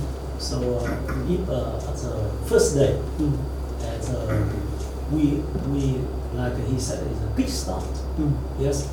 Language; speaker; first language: English; non-native, learner; Vietnamese